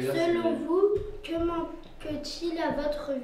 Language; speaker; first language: French; native; French